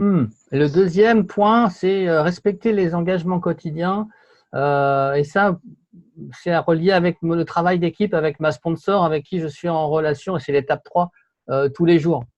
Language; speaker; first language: French; native; French